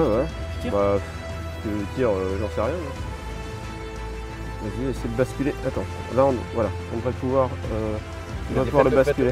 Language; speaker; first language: French; native; French